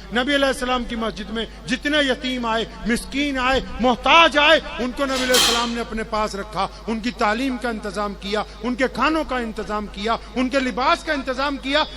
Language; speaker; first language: Urdu; non-native, local second language; Punjabi